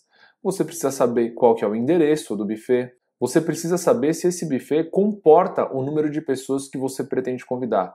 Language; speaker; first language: Portuguese; native; Portuguese